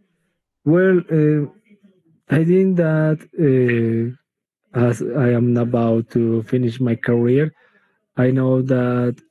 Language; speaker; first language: English; non-native, learner; Spanish